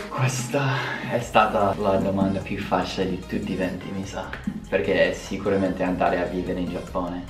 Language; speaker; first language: Italian; non-native, fluent; English